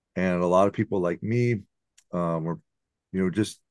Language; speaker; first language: English; native; English